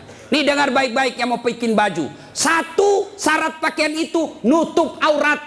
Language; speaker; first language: Indonesian; native; Indonesian